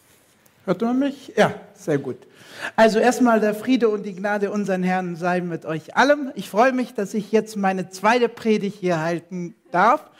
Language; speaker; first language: German; non-native, fluent; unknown